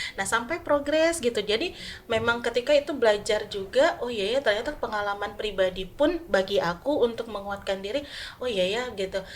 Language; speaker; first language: Indonesian; non-native, local second language; Sundanese